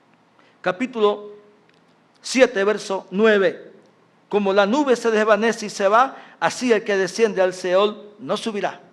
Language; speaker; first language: Spanish; native; Spanish